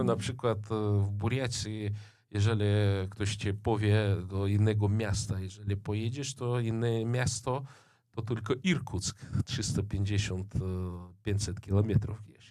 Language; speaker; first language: Polish; non-native, fluent; Russian